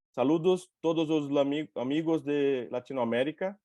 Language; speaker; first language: Spanish; non-native, learner; Portuguese